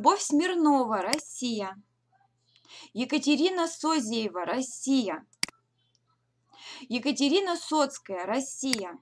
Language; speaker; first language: Russian; native; Russian